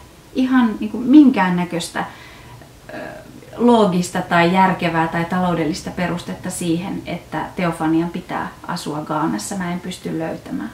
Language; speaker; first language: Finnish; native; Finnish